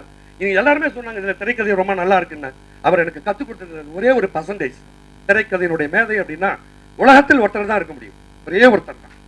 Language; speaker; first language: Tamil; native; Tamil